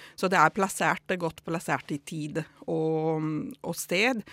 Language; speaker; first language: Norwegian; non-native, fluent; Italian